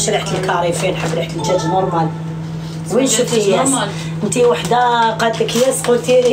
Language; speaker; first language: Arabic; native; Arabic